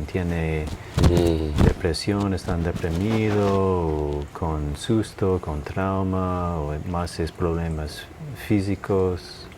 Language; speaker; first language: Spanish; non-native, fluent; English